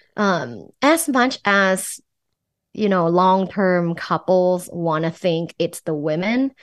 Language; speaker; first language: English; non-native, fluent; Thai